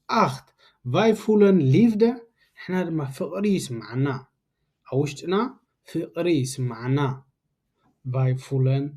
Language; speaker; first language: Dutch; non-native, learner; Tigrinya